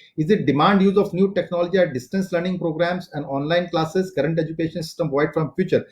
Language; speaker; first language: English; non-native, local second language; Hindi